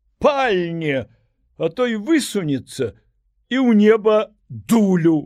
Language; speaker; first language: Belarusian; native; Belarusian